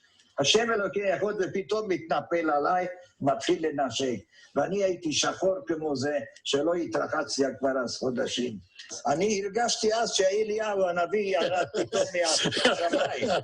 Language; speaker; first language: Hebrew; non-native, fluent; Yiddish